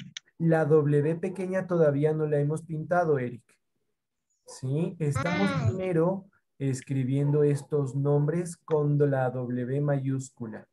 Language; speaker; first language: Spanish; native; Spanish